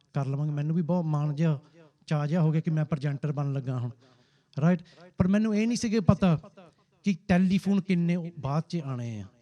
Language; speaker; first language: Punjabi; early bilingual, heritage; Punjabi